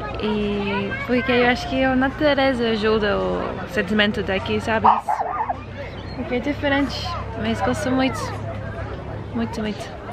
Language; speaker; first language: Portuguese; non-native, learner; English